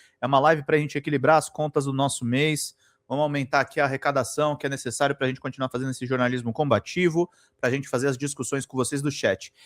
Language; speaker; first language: Portuguese; native; Portuguese